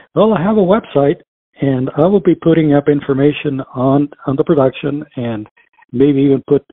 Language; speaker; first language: English; early bilingual, other home language; Spanish